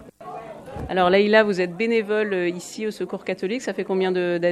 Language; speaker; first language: French; native; French